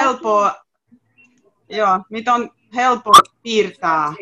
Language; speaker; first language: Finnish; non-native, learner; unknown